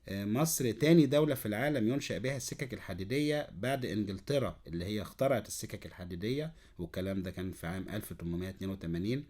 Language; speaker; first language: Arabic; native; Arabic